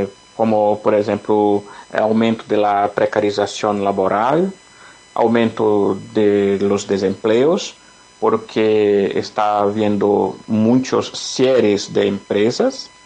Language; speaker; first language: Spanish; non-native, fluent; Portuguese